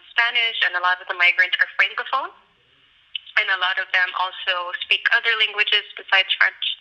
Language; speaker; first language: English; native; English